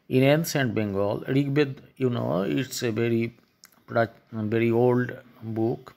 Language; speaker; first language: English; non-native, local second language; Bangla